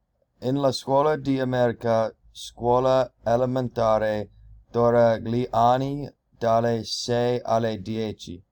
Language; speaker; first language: Italian; non-native, learner; English